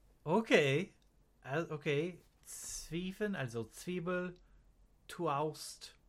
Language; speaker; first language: German; non-native, learner; English